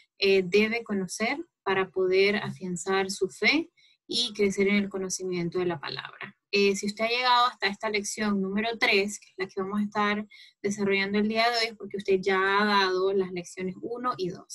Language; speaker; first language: Spanish; native; Spanish